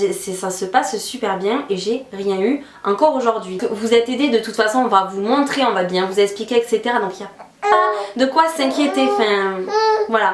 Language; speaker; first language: French; native; French